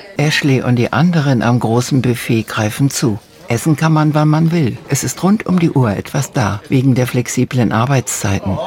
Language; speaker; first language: German; native; German